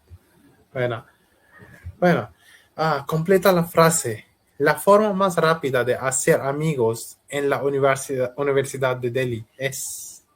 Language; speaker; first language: Spanish; non-native, learner; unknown